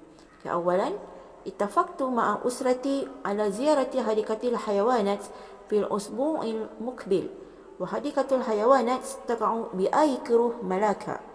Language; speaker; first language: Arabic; non-native, fluent; Malay